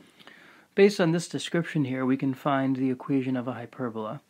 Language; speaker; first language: English; native; English